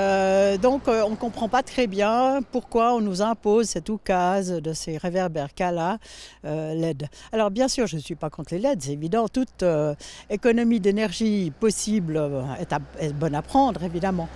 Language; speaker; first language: French; native; French